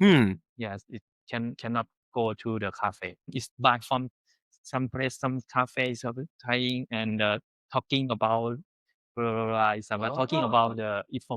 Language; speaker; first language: English; non-native, learner; Thai